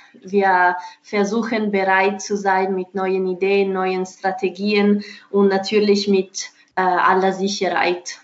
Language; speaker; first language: German; non-native, fluent; Italian